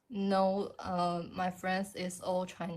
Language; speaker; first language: English; non-native, learner; Chinese